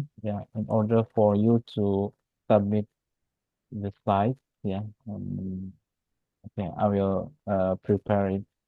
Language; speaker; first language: English; non-native, fluent; Indonesian